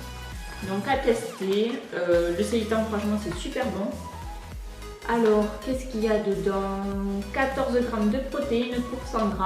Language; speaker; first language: French; native; French